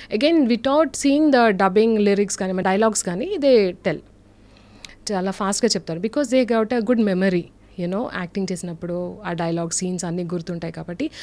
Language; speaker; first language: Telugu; non-native, local second language; Urdu